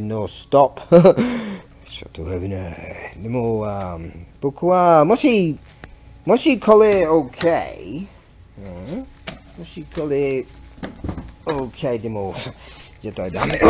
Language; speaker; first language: Japanese; non-native, learner; English